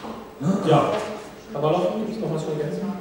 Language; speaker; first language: German; native; German